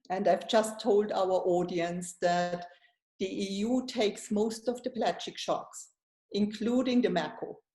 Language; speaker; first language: English; non-native, fluent; German